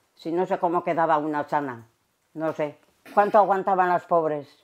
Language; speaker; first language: Spanish; native; Spanish